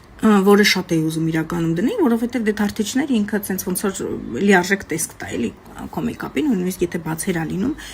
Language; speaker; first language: Armenian; native; Armenian